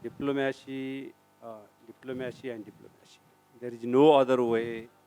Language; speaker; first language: English; non-native, local second language; Nepali